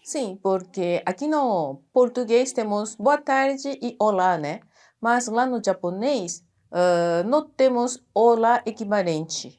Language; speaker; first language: Portuguese; non-native, fluent; Japanese